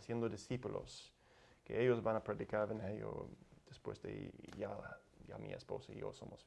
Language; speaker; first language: Spanish; non-native, learner; English